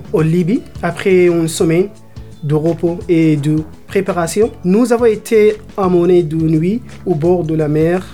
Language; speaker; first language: French; non-native, learner; Arabic